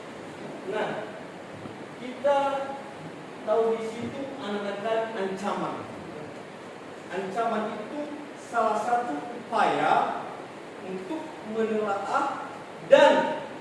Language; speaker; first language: Indonesian; non-native, local second language; Nias